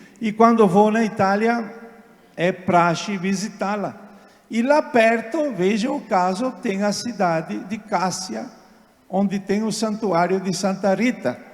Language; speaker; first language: Portuguese; non-native, fluent; Italian